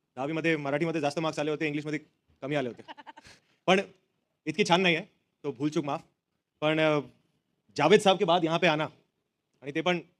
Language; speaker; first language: Hindi; native; Hindi